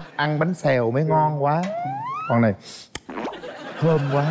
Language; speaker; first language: Vietnamese; native; Vietnamese